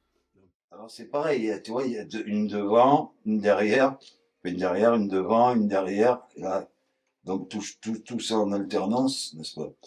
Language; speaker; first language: French; native; French